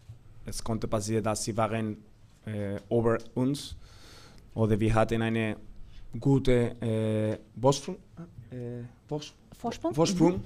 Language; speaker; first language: German; non-native, fluent; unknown